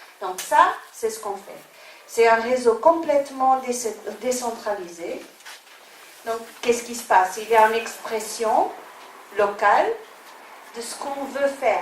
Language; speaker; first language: French; non-native, fluent; Portuguese